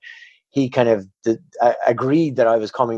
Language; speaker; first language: English; native; English